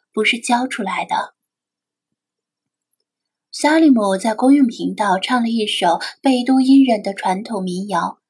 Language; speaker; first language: Chinese; native; Chinese